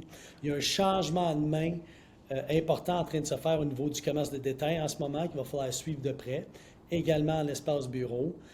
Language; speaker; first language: French; native; French